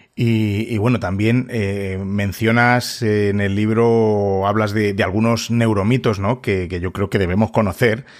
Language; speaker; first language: Spanish; native; Spanish